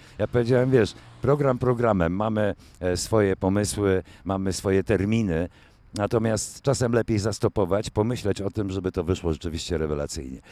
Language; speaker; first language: Polish; native; Polish